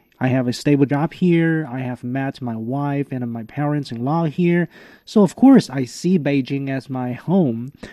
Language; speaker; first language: English; non-native, fluent; Chinese